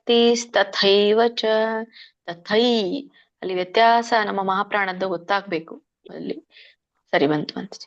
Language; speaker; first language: Kannada; native; Kannada